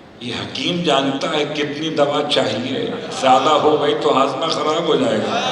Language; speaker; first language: Urdu; native; Urdu